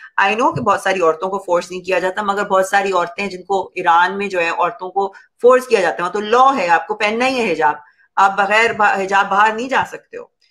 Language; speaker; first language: Urdu; native; Urdu